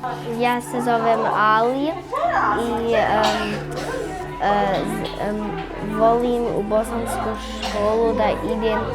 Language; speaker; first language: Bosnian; early bilingual, heritage; Bosnian